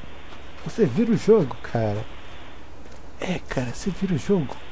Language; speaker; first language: Portuguese; native; Portuguese